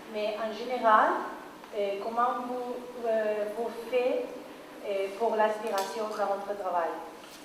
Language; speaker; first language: French; non-native, learner; Spanish